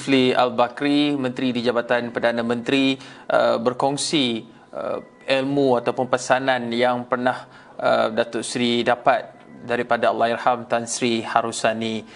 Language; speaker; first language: Malay; native; Malay